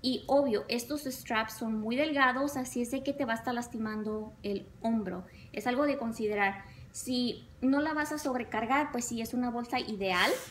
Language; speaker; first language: Spanish; early bilingual, other home language; English